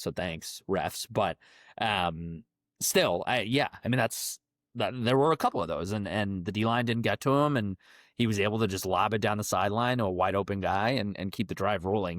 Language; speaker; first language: English; native; English